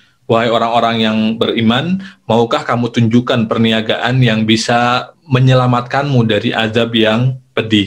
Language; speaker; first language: Indonesian; native; Indonesian